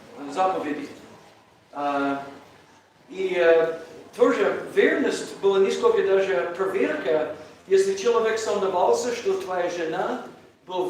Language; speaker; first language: Russian; non-native, learner; English